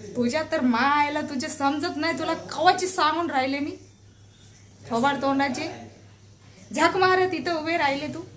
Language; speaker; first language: Marathi; non-native, local second language; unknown